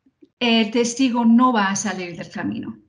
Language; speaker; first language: Spanish; non-native, fluent; English